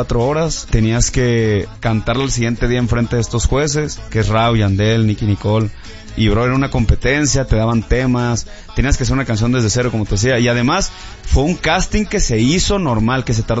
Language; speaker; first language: Spanish; native; Spanish